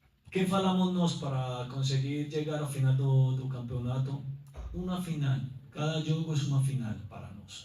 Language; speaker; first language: Portuguese; non-native, learner; Spanish